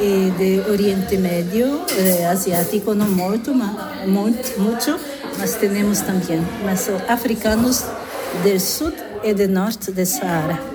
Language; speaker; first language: Spanish; non-native, learner; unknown